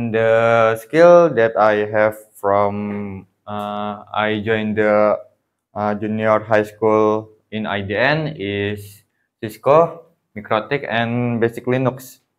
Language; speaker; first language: English; non-native, learner; Indonesian